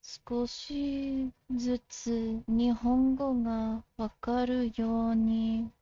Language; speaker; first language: Japanese; non-native, learner; English